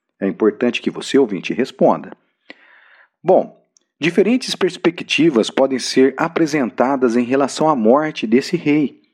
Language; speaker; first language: Portuguese; native; Portuguese